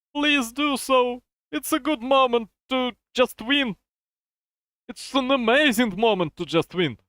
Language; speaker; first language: English; non-native, fluent; Russian